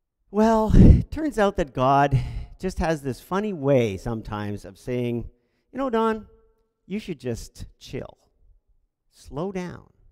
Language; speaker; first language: English; native; English